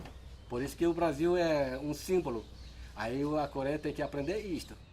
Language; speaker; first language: Portuguese; non-native, learner; Korean